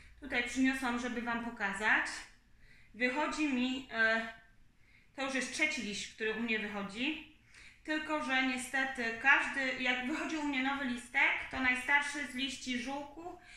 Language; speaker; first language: Polish; native; Polish